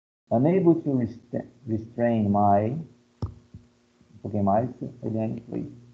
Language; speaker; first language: English; non-native, fluent; Portuguese